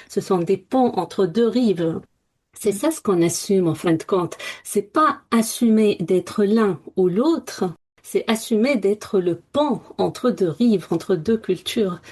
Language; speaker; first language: French; non-native, local second language; Arabic